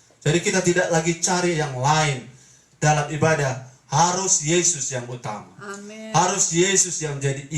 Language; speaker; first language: Indonesian; native; Indonesian